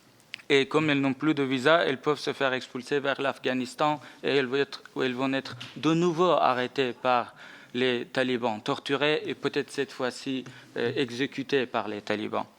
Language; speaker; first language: French; non-native, fluent; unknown